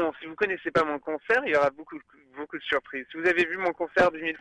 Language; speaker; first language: French; early bilingual, other home language; English